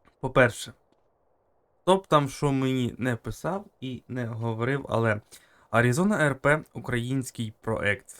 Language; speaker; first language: Ukrainian; native; Ukrainian